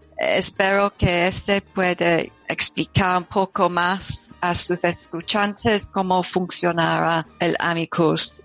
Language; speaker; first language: Spanish; non-native, learner; English